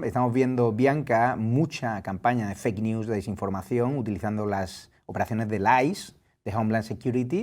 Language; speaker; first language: Spanish; native; Spanish